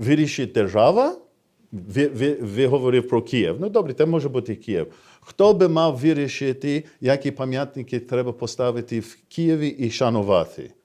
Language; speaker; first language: Ukrainian; non-native, fluent; English